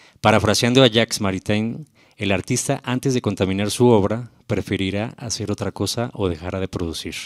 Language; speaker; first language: Spanish; native; Spanish